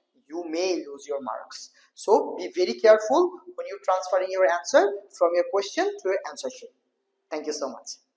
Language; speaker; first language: English; non-native, local second language; Bangla